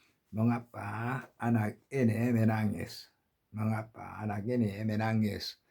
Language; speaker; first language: Indonesian; non-native, learner; Korean